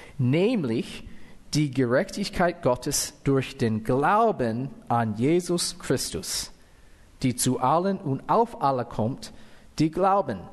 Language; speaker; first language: German; non-native, fluent; English